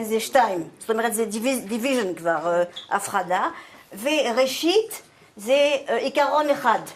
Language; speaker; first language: Hebrew; non-native, fluent; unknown